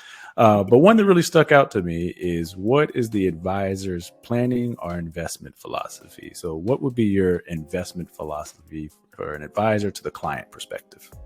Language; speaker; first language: English; native; English